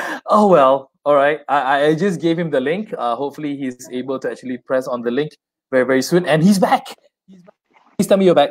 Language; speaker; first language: English; non-native, local second language; Malay